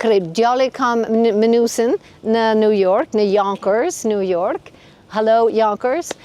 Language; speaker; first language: Albanian; non-native, fluent; English